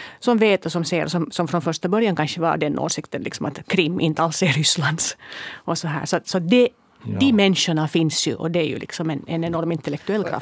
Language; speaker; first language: Swedish; native; Swedish